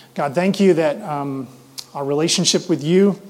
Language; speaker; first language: English; native; English